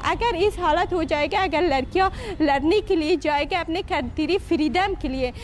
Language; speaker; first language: Hindi; non-native, learner; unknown